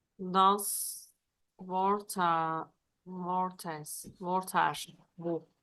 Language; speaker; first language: German; non-native, learner; Turkish